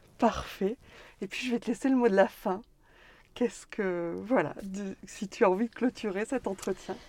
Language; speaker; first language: French; native; French